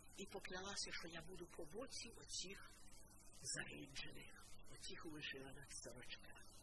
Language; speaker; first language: Ukrainian; non-native, local second language; Russian